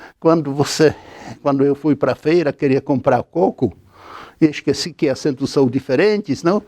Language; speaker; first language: Portuguese; non-native, fluent; Czech